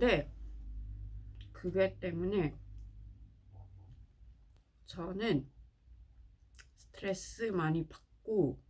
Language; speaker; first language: Korean; non-native, learner; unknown